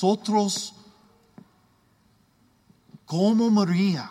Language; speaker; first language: Spanish; non-native, learner; English